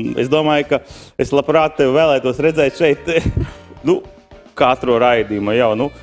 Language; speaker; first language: Latvian; native; Latvian